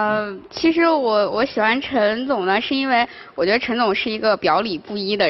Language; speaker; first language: Chinese; native; Chinese